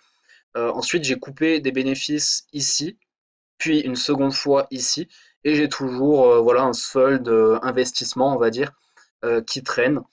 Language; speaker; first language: French; native; French